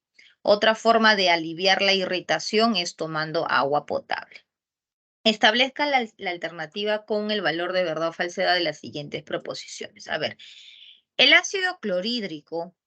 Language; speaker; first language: Spanish; native; Spanish